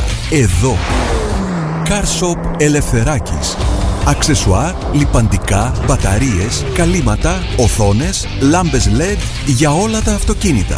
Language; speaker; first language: Greek; native; Greek